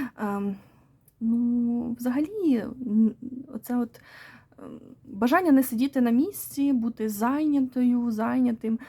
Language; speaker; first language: Ukrainian; non-native, local second language; Russian